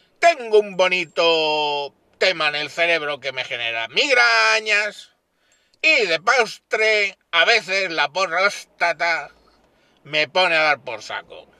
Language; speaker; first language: Spanish; native; Spanish